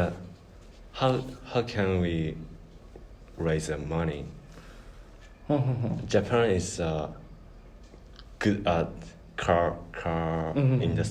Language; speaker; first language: English; non-native, learner; Japanese